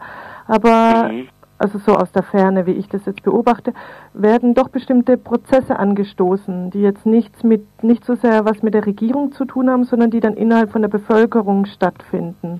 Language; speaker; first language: German; native; German